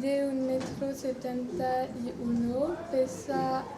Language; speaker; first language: Spanish; non-native, learner; French